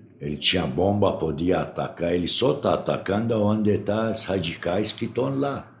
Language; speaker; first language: Portuguese; non-native, fluent; Arabic